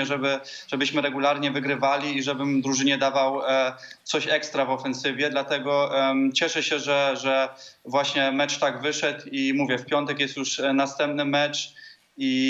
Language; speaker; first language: Polish; early bilingual, heritage; Polish